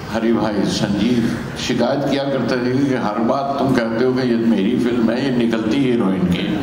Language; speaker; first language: Hindi; native; Hindi